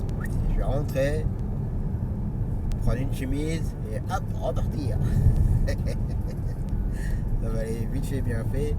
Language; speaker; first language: French; native; French